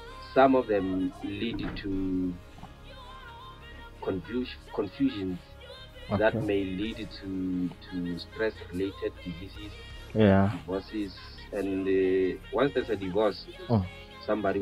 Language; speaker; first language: English; non-native, local second language; Northern Sotho